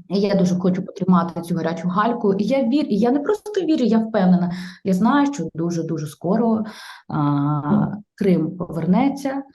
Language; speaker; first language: Ukrainian; non-native, local second language; Russian